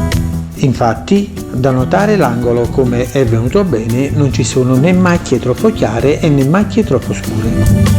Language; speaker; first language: Italian; native; Italian